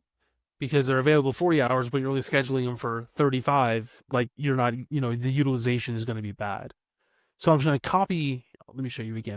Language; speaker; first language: English; native; English